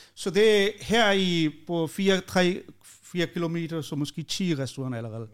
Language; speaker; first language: Danish; non-native, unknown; Urdu